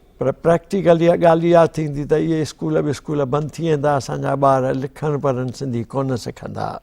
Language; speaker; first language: Sindhi; native; Sindhi